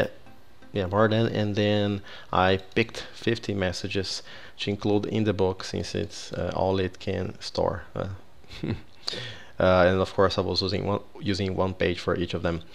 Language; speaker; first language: English; non-native, fluent; Portuguese